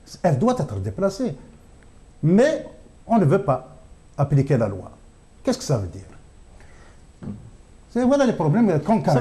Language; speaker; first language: French; non-native, local second language; Kabyle